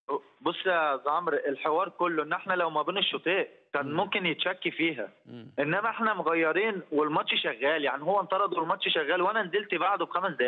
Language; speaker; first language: Arabic; native; Arabic